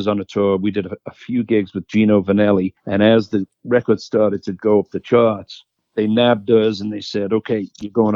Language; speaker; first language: English; native; English